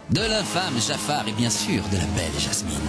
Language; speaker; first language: French; native; French